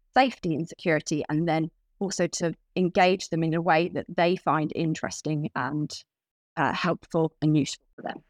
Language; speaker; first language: English; native; English